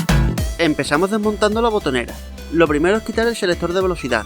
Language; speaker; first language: Spanish; native; Spanish